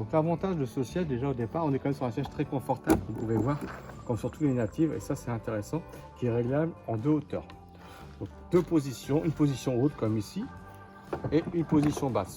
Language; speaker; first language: French; native; French